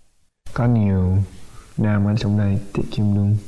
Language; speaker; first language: Vietnamese; early bilingual, heritage; Vietnamese